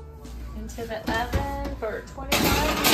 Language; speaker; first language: English; native; English